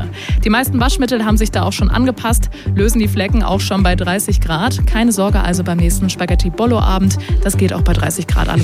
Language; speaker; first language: German; native; German